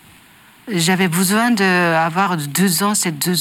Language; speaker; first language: French; non-native, learner; Japanese